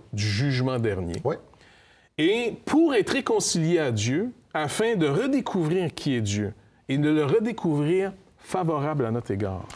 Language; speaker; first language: French; native; French